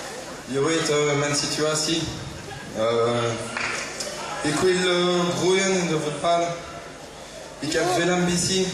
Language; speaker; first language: Dutch; non-native, learner; French